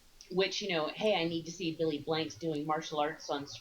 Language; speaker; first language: English; native; English